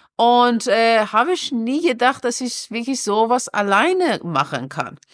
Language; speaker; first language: German; non-native, fluent; Persian